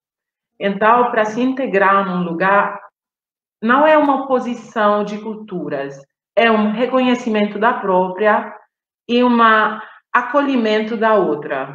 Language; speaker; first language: Portuguese; non-native, fluent; Italian